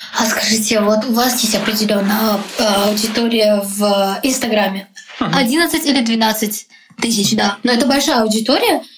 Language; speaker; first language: Russian; non-native, local second language; Tajik